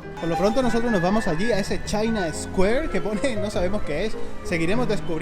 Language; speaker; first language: Spanish; native; Spanish